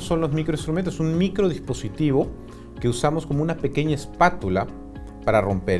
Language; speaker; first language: Spanish; native; Spanish